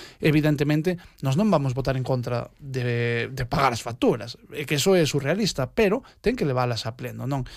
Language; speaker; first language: Galician; native; Galician